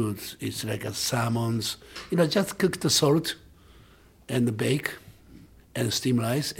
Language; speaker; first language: English; non-native, learner; Japanese